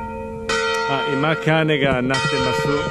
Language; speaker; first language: Japanese; non-native, learner; Italian